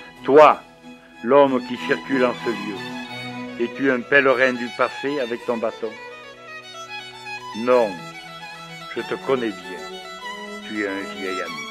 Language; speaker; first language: French; native; French